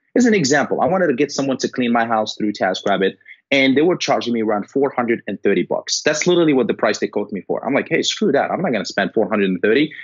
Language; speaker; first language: English; non-native, fluent; Arabic